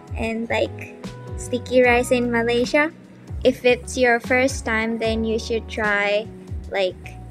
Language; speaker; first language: English; non-native, fluent; Japanese